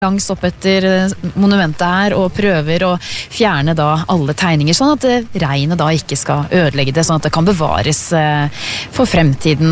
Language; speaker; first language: Norwegian; native; Norwegian